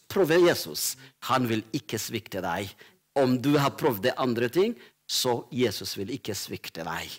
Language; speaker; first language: Swedish; non-native, learner; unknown